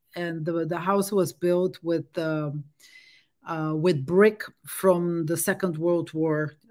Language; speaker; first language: English; non-native, fluent; Portuguese